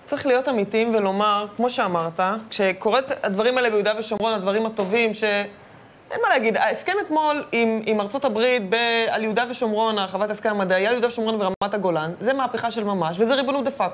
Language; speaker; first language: Hebrew; native; Hebrew